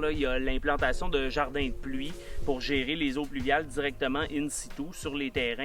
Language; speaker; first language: French; native; French